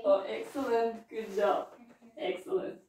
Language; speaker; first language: English; non-native, fluent; Russian